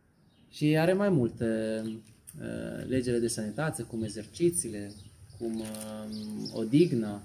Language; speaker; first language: Romanian; non-native, learner; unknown